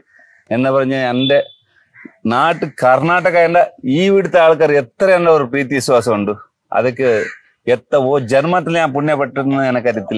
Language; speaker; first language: Malayalam; non-native, learner; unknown